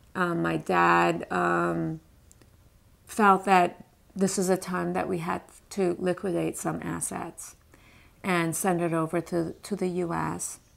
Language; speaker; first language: English; early bilingual, other home language; Persian